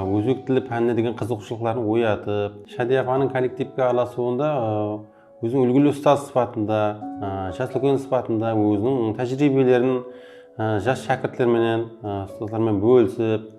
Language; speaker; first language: Uzbek; non-native, local second language; Kara-Kalpak